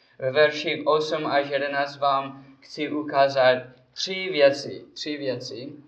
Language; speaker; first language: Czech; non-native, learner; English